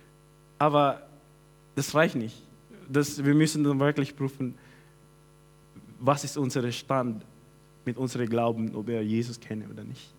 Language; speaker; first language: German; non-native, fluent; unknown